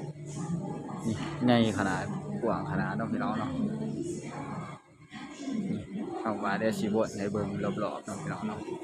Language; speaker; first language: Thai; non-native, local second language; Lao